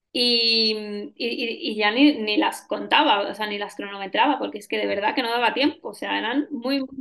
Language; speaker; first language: Spanish; native; Spanish